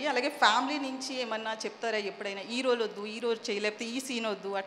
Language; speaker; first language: Telugu; native; Telugu